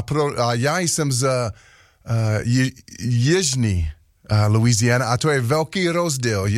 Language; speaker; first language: Czech; non-native, learner; English